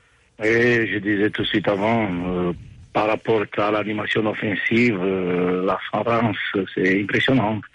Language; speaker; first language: French; non-native, fluent; Romanian